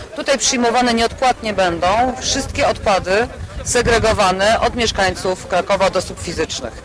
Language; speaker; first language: Polish; native; Polish